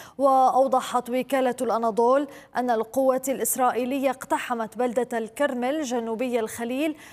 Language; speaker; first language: Arabic; native; Arabic